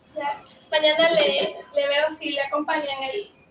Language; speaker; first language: Spanish; non-native, learner; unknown